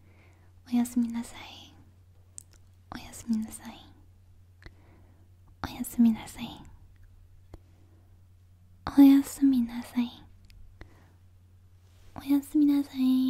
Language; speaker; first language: Japanese; non-native, learner; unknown